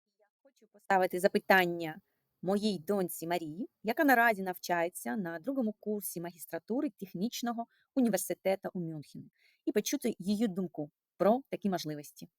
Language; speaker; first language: Ukrainian; non-native, local second language; Russian